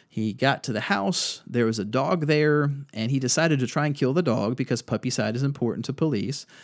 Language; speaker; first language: English; native; English